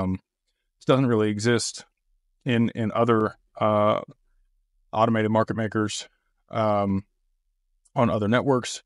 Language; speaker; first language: English; native; English